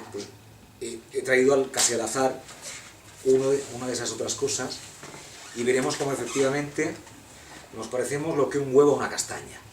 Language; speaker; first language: Spanish; non-native, local second language; Catalan